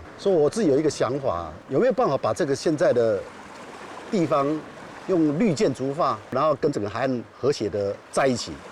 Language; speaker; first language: Chinese; native; Chinese